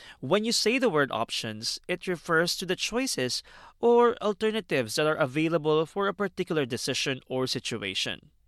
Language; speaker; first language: English; non-native, fluent; Filipino